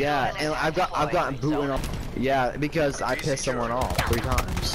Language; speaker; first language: English; native; English